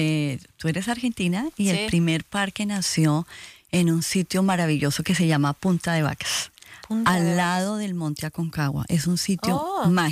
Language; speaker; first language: Spanish; native; Spanish